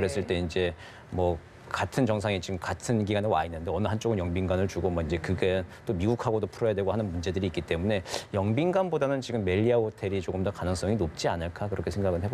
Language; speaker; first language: Korean; native; Korean